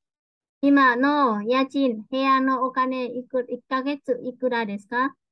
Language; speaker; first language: Japanese; non-native, fluent; Vietnamese